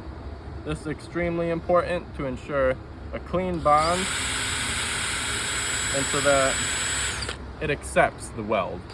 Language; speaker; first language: English; native; English